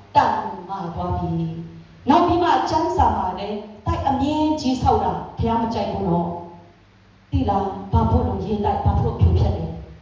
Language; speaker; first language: Burmese; non-native, local second language; Kachin